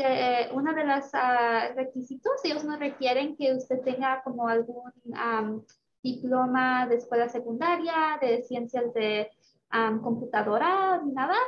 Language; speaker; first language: Spanish; early bilingual, heritage; Spanish